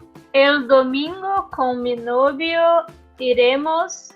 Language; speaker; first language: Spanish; non-native, learner; Portuguese